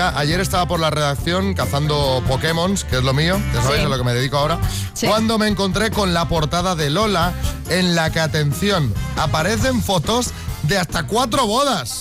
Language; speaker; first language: Spanish; native; Spanish